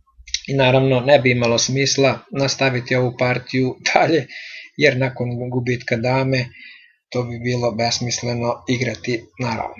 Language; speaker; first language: Serbian; native; Serbian